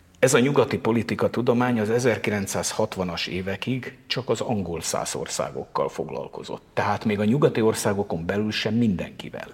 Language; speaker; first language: Hungarian; native; Hungarian